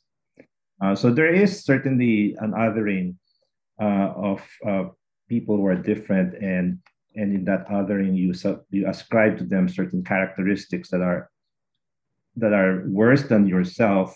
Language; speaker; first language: English; non-native, local second language; Min Nan Chinese